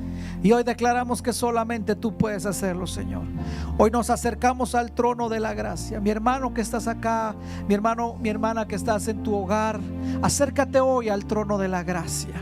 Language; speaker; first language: Spanish; native; Spanish